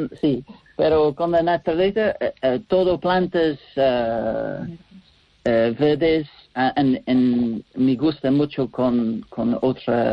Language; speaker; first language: Spanish; non-native, learner; English